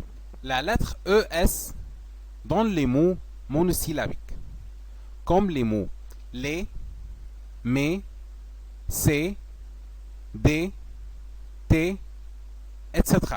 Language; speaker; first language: French; non-native, fluent; Arabic